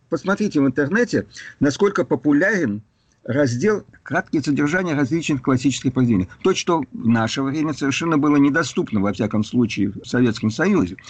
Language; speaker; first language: Russian; native; Russian